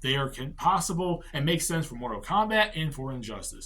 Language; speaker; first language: English; native; English